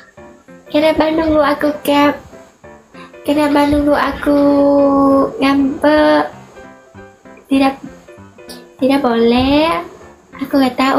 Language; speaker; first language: Indonesian; non-native, learner; Vietnamese